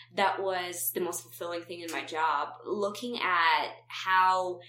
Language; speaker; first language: English; non-native, fluent; Romanian